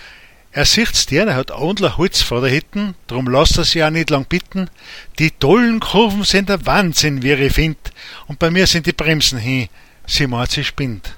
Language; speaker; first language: German; native; German